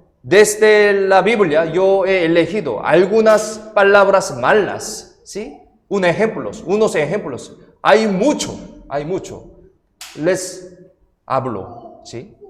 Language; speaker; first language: Spanish; non-native, fluent; Korean